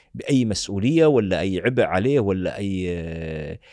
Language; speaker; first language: Arabic; native; Arabic